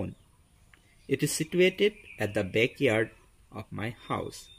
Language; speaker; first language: English; non-native, local second language; Assamese